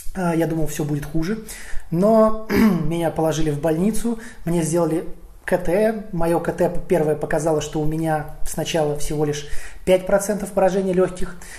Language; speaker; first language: Russian; native; Russian